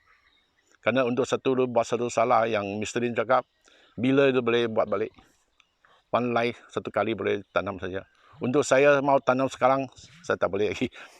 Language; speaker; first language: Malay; non-native, local second language; Chinese